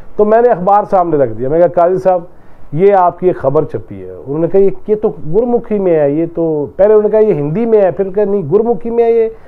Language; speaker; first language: Urdu; non-native, local second language; Punjabi